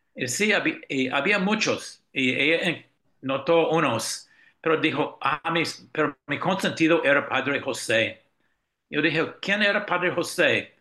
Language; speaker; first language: Spanish; non-native, fluent; English